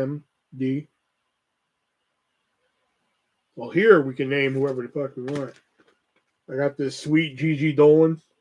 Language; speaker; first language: English; native; English